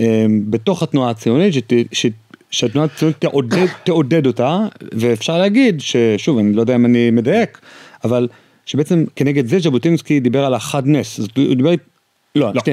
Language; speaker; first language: Hebrew; native; Hebrew